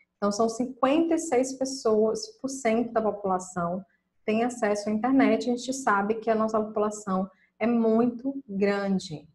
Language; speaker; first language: Portuguese; native; Portuguese